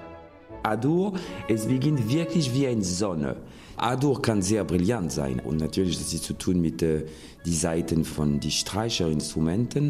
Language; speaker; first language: German; non-native, fluent; French